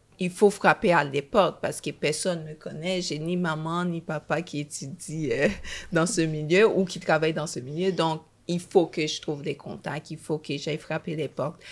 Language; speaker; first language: French; early bilingual, other home language; Haitian Creole